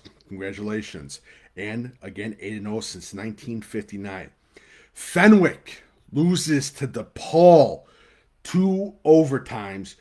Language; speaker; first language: English; native; English